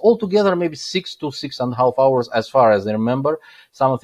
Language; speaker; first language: English; non-native, fluent; Azerbaijani